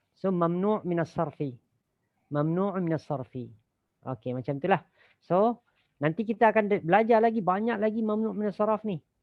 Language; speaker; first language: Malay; native; Malay